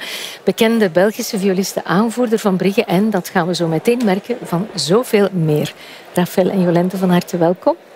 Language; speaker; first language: Dutch; native; Dutch